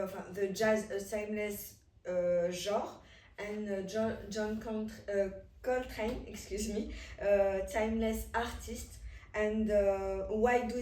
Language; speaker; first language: English; non-native, fluent; French